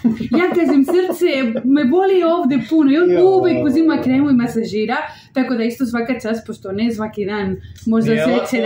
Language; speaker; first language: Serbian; non-native, learner; Spanish